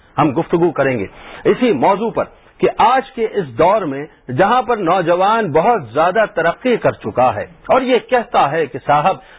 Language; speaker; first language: Urdu; native; Urdu